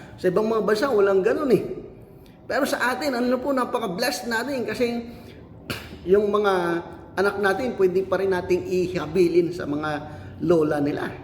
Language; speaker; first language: Filipino; non-native, local second language; Cebuano